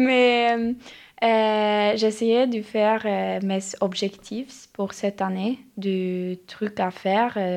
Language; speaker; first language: French; non-native, learner; Norwegian